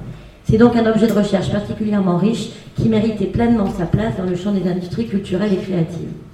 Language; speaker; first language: French; native; French